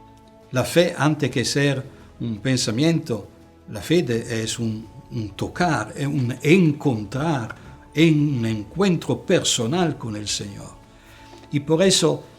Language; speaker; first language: Spanish; non-native, fluent; Italian